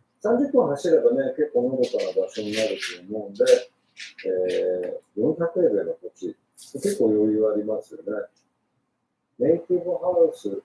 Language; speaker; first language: Japanese; native; Japanese